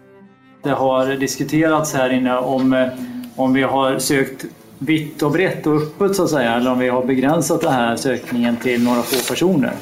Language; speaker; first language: Swedish; native; Swedish